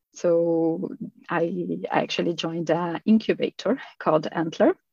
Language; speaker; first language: English; non-native, fluent; Portuguese